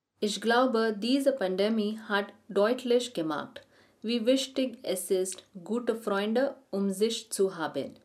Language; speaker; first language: German; non-native, learner; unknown